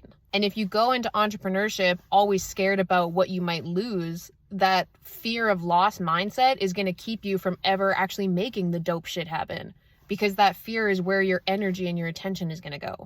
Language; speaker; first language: English; native; English